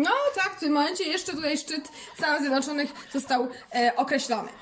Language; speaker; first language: Polish; native; Polish